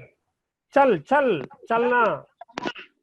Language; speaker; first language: Hindi; non-native, local second language; Tamil